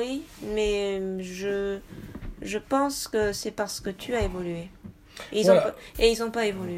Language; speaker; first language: French; non-native, fluent; Japanese